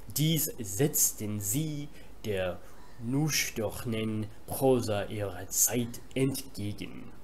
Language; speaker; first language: German; non-native, fluent; English